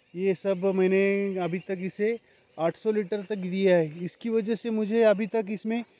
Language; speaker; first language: Hindi; non-native, local second language; Marathi